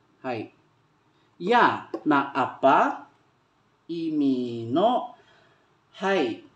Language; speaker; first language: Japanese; non-native, learner; Malay